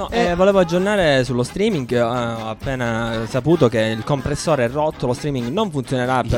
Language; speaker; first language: Italian; native; Italian